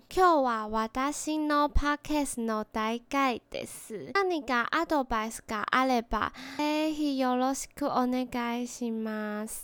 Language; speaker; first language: Japanese; non-native, learner; Chinese